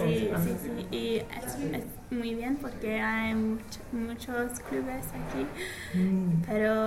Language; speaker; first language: Spanish; non-native, learner; English